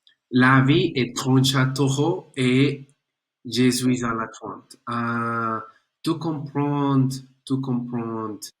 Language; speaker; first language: French; non-native, learner; Spanish